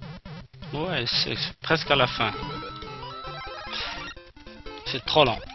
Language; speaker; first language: French; non-native, fluent; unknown